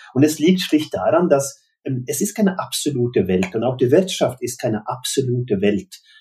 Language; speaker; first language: German; non-native, fluent; Norwegian